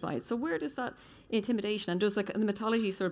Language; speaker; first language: English; native; English